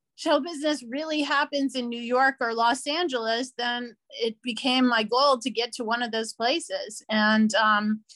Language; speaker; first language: English; native; English